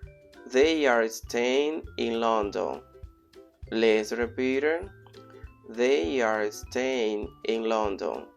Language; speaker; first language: English; non-native, fluent; Spanish